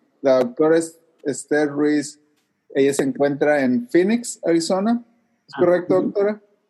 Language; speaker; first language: Spanish; native; Spanish